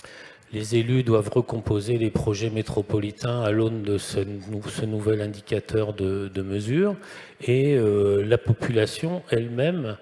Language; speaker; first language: French; native; French